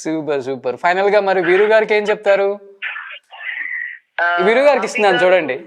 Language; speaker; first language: Telugu; native; Telugu